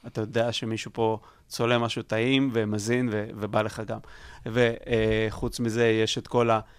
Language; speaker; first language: Hebrew; early bilingual, other home language; Russian